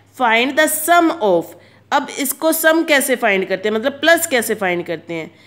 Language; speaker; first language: Hindi; non-native, local second language; Punjabi